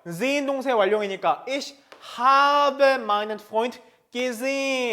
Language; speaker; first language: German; non-native, fluent; Korean